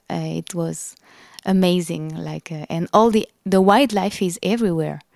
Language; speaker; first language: English; non-native, fluent; French